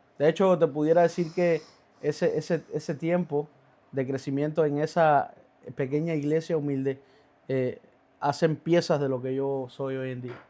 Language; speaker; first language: Spanish; native; Spanish